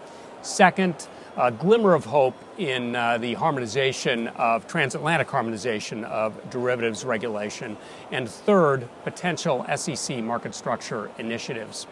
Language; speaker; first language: English; native; English